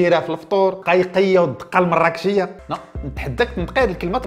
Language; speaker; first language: Arabic; native; Arabic